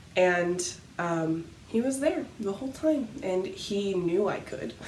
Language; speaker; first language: English; native; English